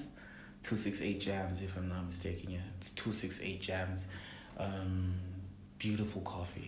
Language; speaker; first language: English; non-native, local second language; Swati